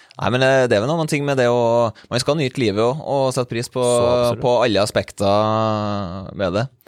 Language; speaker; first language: Norwegian; native; Norwegian